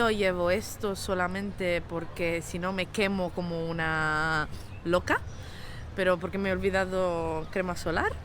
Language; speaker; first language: Spanish; non-native, local second language; Catalan